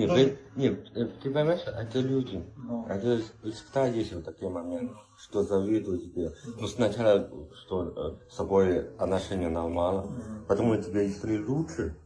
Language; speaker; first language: Russian; non-native, learner; Chinese